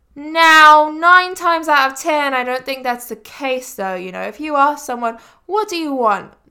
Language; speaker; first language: English; native; English